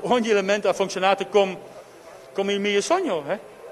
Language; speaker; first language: Italian; non-native, fluent; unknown